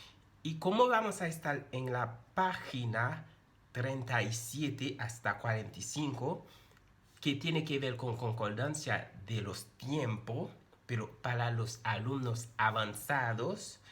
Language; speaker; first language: Spanish; non-native, fluent; Haitian Creole